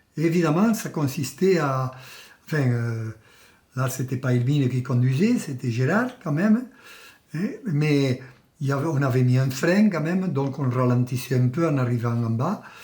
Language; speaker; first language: French; native; French